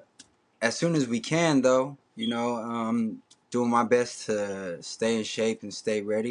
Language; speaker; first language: English; native; English